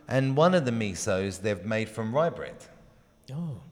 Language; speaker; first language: English; native; English